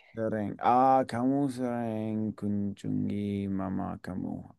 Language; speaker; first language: Indonesian; non-native, learner; English